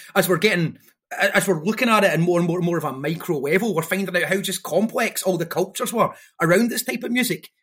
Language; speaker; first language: English; native; English